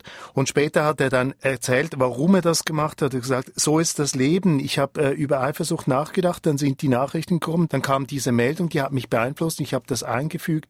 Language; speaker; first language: German; native; German